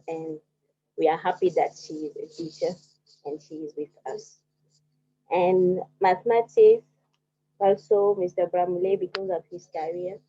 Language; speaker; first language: English; non-native, fluent; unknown